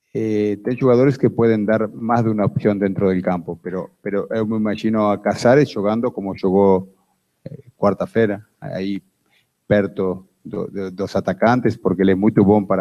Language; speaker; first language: Spanish; non-native, fluent; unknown